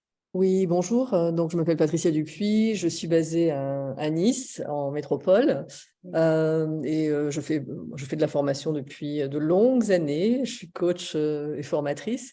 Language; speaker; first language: French; native; French